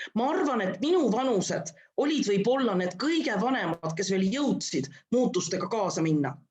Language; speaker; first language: Estonian; non-native, local second language; Russian